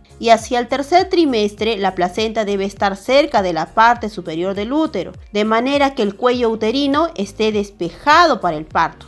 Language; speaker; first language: Spanish; native; Spanish